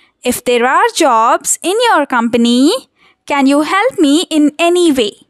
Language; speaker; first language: English; non-native, local second language; Telugu